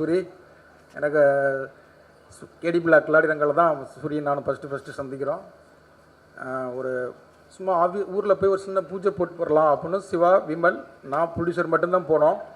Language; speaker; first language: Tamil; native; Tamil